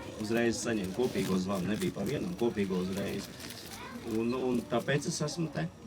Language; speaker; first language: Latvian; non-native, local second language; Russian